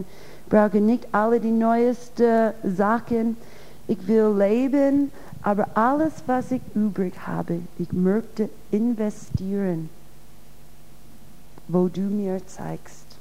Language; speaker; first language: German; non-native, fluent; English